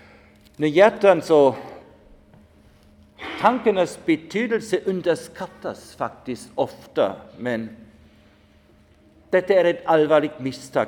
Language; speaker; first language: Swedish; non-native, fluent; German